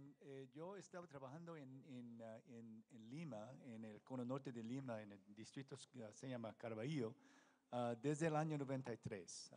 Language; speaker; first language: Spanish; non-native, learner; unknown